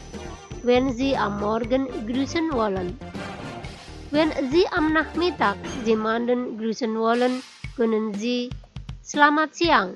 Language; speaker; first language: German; non-native, fluent; Indonesian